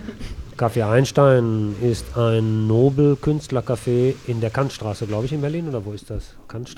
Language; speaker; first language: German; native; German